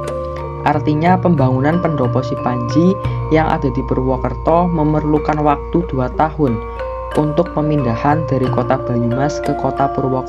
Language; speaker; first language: Indonesian; native; Indonesian